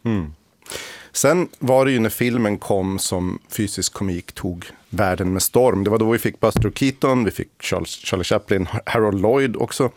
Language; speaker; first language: Swedish; native; Swedish